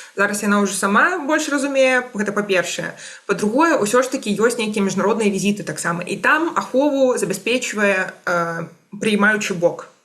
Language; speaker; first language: Belarusian; non-native, local second language; Russian